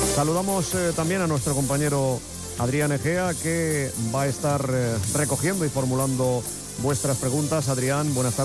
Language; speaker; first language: Spanish; native; Spanish